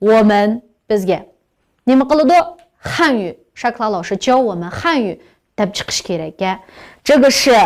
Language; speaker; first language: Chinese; non-native, local second language; Uyghur